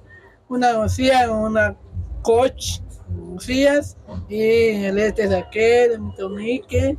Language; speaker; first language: Spanish; non-native, local second language; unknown